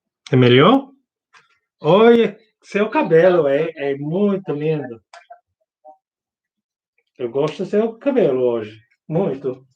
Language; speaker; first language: Portuguese; non-native, learner; English